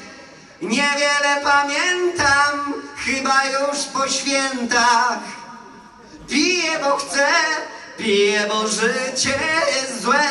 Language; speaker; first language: Polish; native; Polish